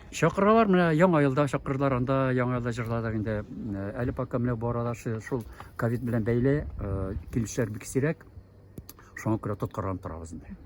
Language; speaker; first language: Tatar; native; Tatar